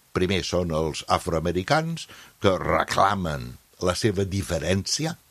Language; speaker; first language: Catalan; non-native, fluent; English